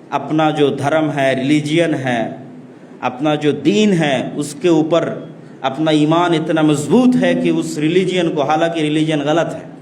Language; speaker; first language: Urdu; non-native, fluent; Bangla